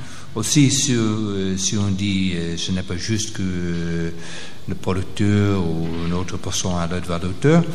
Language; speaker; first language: French; non-native, local second language; Dutch